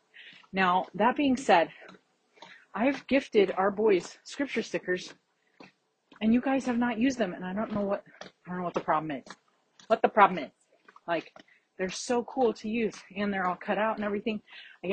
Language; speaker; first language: English; native; English